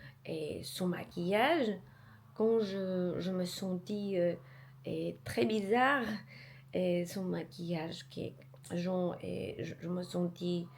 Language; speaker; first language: French; non-native, learner; Polish